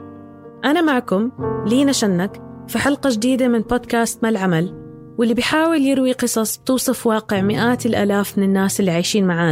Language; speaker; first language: Arabic; native; Arabic